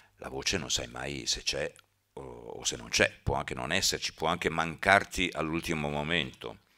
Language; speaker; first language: Italian; native; Italian